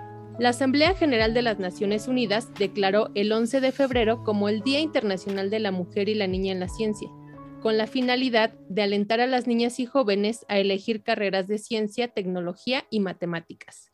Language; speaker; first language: Spanish; native; Spanish